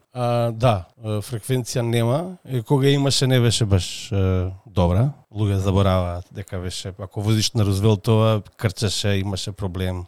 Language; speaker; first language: Macedonian; native; Macedonian